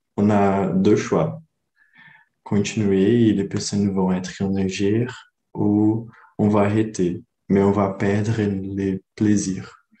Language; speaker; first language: French; non-native, learner; Portuguese